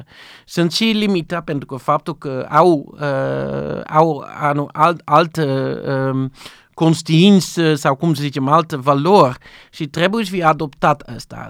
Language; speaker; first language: Romanian; non-native, learner; Dutch